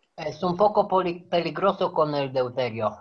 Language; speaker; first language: Spanish; non-native, fluent; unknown